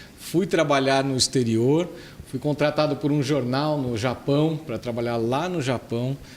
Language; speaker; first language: Portuguese; native; Portuguese